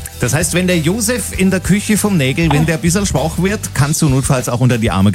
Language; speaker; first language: German; native; German